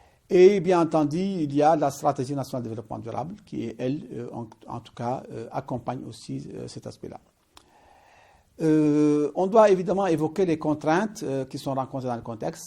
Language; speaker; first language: French; non-native, local second language; Arabic